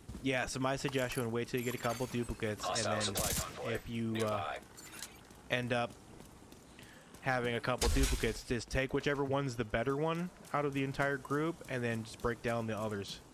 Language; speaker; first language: English; native; English